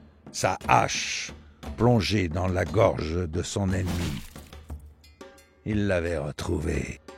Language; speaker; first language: French; native; French